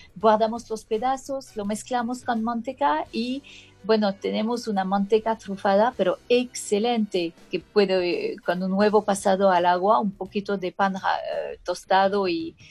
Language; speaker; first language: Spanish; non-native, fluent; French